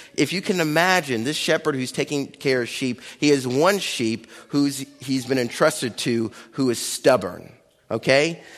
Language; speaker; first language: English; early bilingual, other home language; Akan